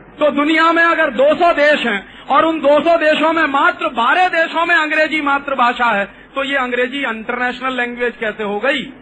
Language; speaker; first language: Hindi; native; Hindi